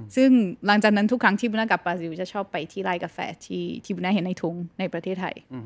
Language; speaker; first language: Thai; non-native, fluent; Portuguese